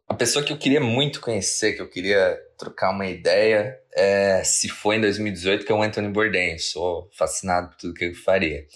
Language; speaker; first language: Portuguese; native; Portuguese